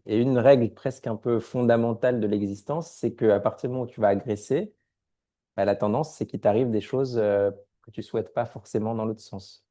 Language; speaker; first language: French; native; French